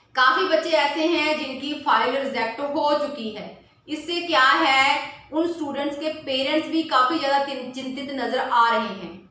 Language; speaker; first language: Hindi; non-native, local second language; Punjabi